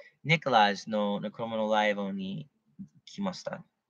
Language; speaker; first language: Japanese; non-native, learner; English